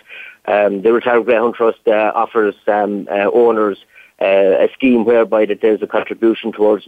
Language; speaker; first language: English; native; English